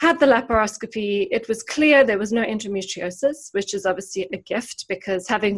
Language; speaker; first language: English; native; English